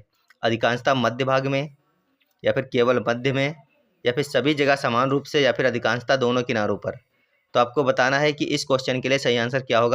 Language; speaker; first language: Hindi; native; Hindi